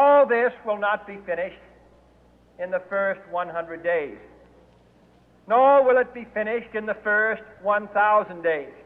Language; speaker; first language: English; native; English